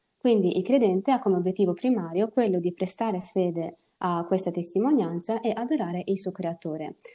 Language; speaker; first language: Italian; early bilingual, other home language; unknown